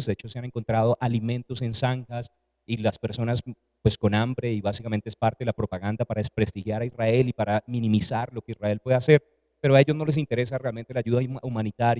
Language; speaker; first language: Spanish; native; Spanish